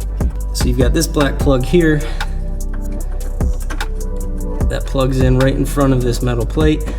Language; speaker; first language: English; native; English